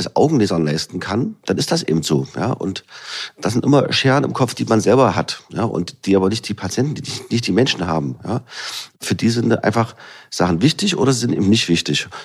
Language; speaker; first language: German; native; German